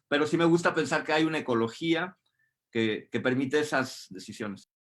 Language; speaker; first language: Spanish; native; Spanish